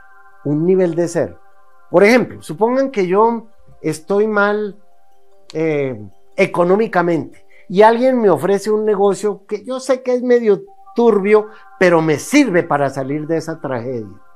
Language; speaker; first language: Spanish; native; Spanish